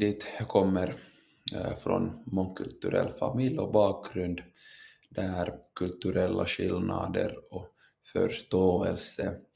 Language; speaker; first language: Swedish; non-native, local second language; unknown